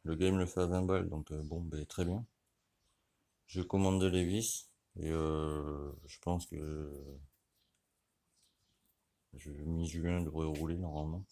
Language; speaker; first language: French; native; French